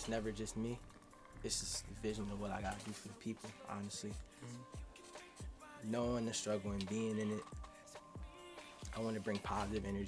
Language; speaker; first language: English; native; English